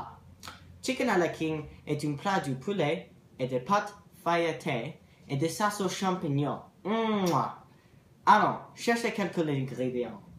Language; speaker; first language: French; non-native, learner; English